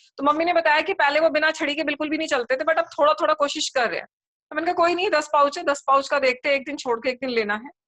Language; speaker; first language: Hindi; native; Hindi